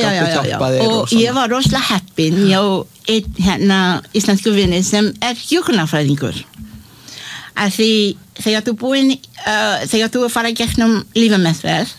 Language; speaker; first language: Icelandic; non-native, learner; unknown